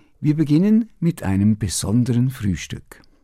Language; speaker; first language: German; native; German